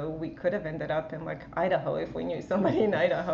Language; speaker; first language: English; non-native, fluent; Bosnian